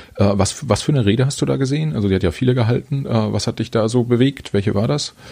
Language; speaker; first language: German; native; German